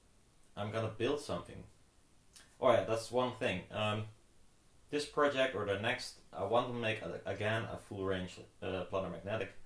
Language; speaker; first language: English; non-native, fluent; Dutch